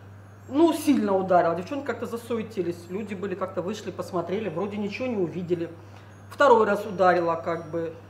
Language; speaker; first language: Russian; native; Russian